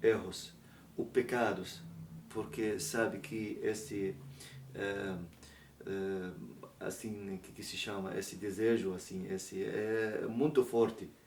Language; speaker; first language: Portuguese; non-native, learner; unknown